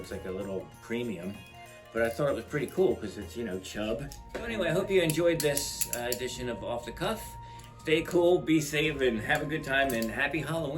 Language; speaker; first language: English; native; English